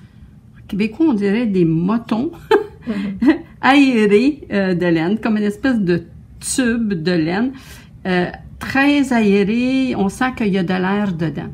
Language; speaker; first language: French; native; French